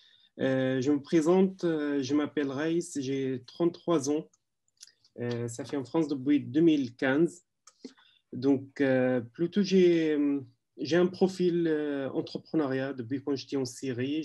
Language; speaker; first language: French; non-native, learner; Arabic